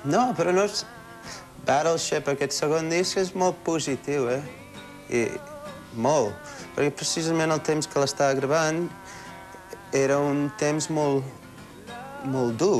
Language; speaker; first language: Catalan; early bilingual, heritage; Catalan